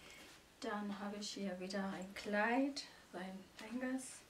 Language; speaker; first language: German; non-native, fluent; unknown